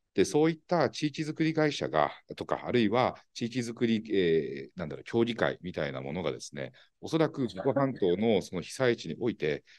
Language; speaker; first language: Japanese; native; Japanese